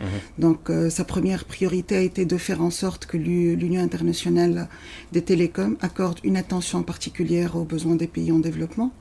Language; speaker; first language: French; non-native, local second language; Arabic